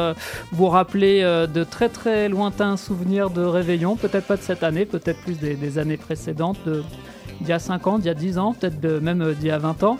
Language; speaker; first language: French; native; French